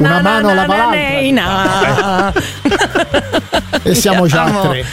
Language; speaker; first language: Italian; native; Italian